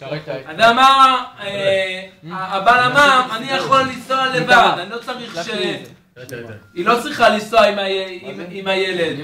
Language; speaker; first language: Hebrew; non-native, fluent; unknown